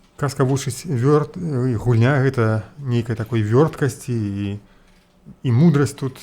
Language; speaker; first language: Belarusian; native; Belarusian